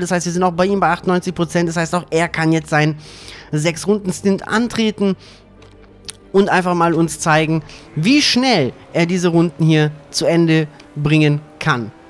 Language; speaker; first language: German; native; German